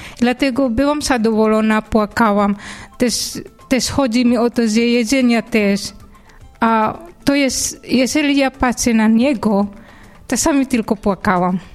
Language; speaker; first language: Polish; non-native, learner; Indonesian